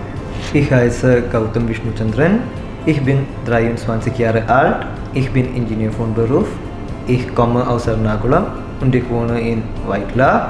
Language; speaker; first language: German; non-native, learner; Malayalam